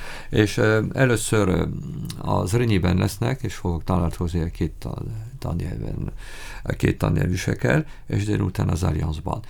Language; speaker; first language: Hungarian; non-native, fluent; French